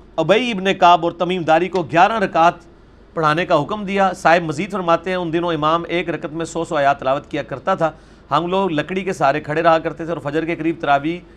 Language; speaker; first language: Urdu; non-native, local second language; Punjabi